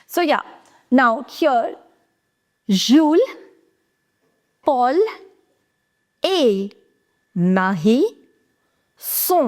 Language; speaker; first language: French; non-native, fluent; Hindi